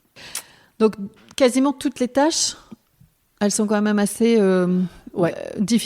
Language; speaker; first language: French; native; French